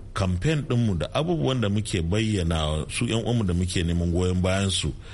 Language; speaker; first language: Hausa; native; Hausa